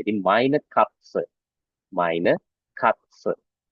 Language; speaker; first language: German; non-native, fluent; Indonesian